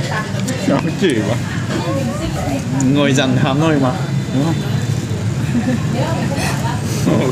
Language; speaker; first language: Vietnamese; non-native, learner; Japanese